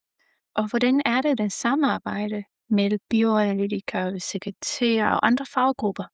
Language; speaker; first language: Danish; non-native, fluent; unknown